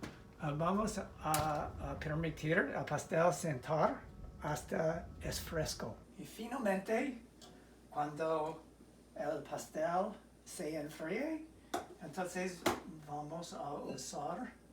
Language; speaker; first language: Spanish; non-native, learner; English